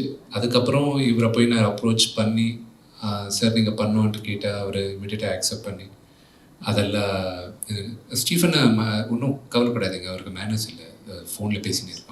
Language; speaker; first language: Tamil; non-native, local second language; Telugu